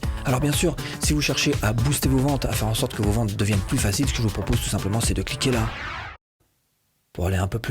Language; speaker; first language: French; native; French